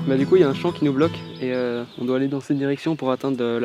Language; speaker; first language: French; native; French